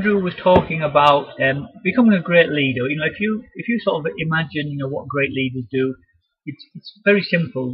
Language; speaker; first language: English; native; English